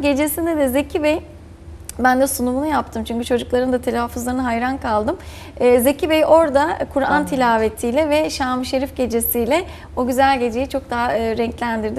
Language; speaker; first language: Turkish; native; Turkish